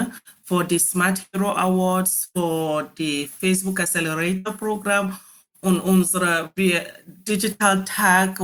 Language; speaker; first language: German; non-native, learner; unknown